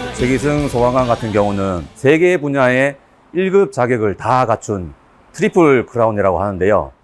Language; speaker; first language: Korean; native; Korean